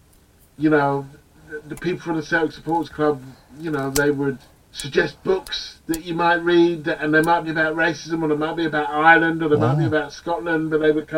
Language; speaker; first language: English; native; English